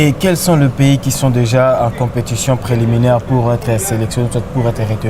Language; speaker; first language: French; non-native, local second language; Lingala